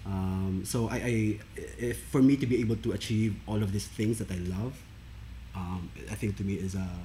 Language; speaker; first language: English; non-native, local second language; Filipino